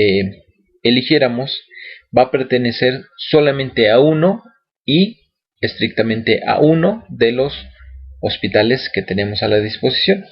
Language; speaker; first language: Spanish; native; Spanish